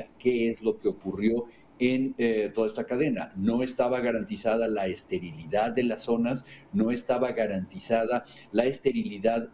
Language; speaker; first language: Spanish; native; Spanish